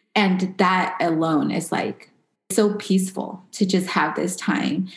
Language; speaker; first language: English; early bilingual, other home language; Spanish